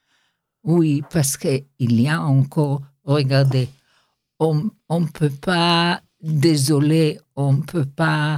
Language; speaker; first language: French; non-native, learner; Hebrew